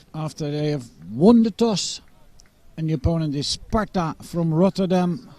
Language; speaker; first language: English; non-native, fluent; Dutch